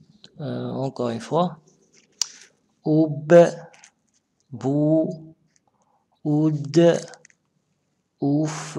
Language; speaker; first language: French; non-native, local second language; Arabic